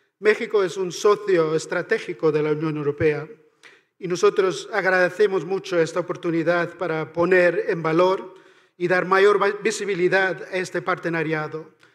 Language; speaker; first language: Spanish; non-native, fluent; Irish